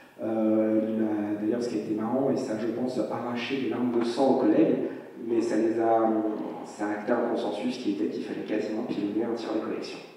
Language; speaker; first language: French; native; French